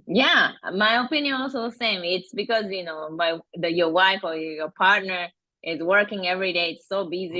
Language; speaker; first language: English; non-native, fluent; Japanese